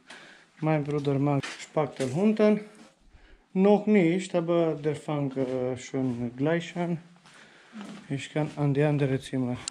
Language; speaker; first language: German; non-native, learner; Romanian